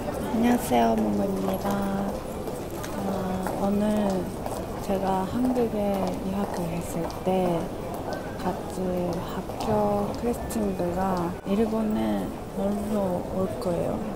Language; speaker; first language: Korean; non-native, learner; Japanese